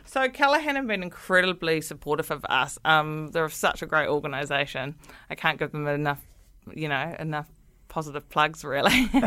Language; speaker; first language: English; native; English